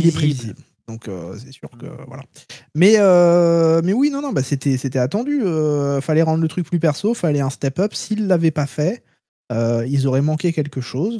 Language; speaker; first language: French; native; French